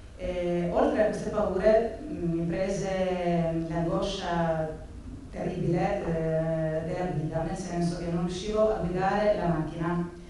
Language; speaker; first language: Italian; non-native, fluent; Albanian